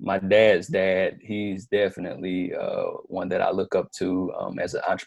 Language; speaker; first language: English; native; English